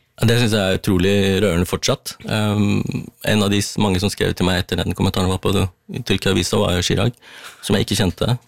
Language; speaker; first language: Norwegian; early bilingual, other home language; Tamil